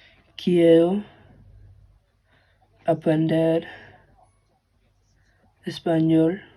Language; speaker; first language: Spanish; non-native, learner; English